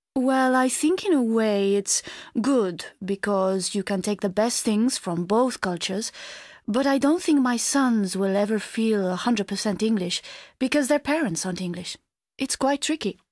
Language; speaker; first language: English; non-native, fluent; Spanish